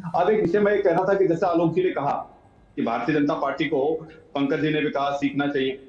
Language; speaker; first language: Hindi; native; Hindi